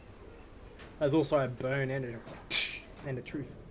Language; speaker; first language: English; native; English